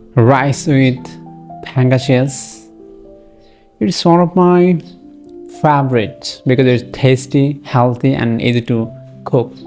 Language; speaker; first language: English; non-native, local second language; Bangla